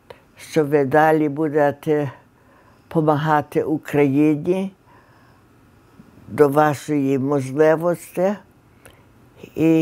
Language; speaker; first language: Ukrainian; early bilingual, heritage; Ukrainian